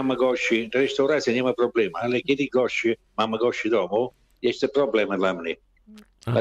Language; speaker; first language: Polish; non-native, learner; Italian